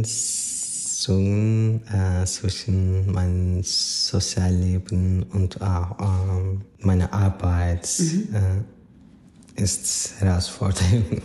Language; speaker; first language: German; non-native, fluent; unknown